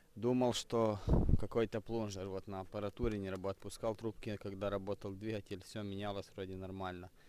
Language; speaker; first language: Russian; non-native, local second language; Ukrainian